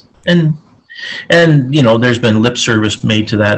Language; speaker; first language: English; native; English